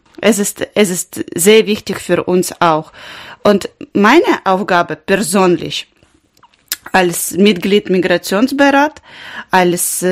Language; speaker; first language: German; non-native, learner; Ukrainian